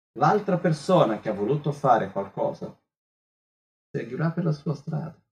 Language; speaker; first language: Italian; non-native, fluent; Portuguese